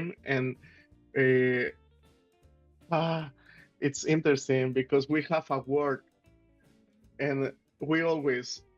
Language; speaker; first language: English; non-native, learner; Spanish